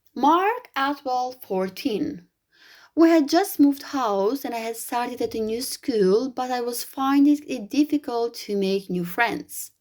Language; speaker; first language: English; non-native, fluent; Albanian